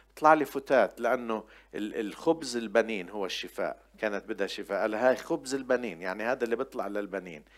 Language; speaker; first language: Arabic; non-native, local second language; Armenian